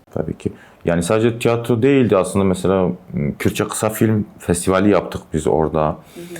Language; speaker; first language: Turkish; non-native, local second language; Kurdish